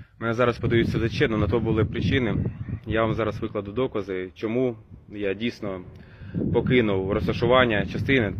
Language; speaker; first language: Ukrainian; non-native, local second language; Russian